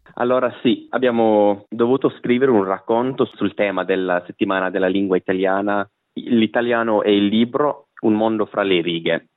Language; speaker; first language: Italian; non-native, fluent; English